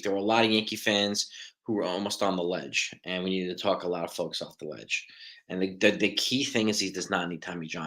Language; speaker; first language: English; native; English